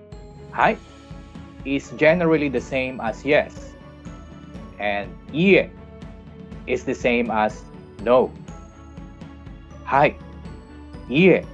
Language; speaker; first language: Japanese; non-native, fluent; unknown